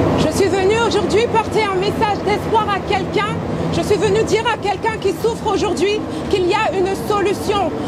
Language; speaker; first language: French; native; French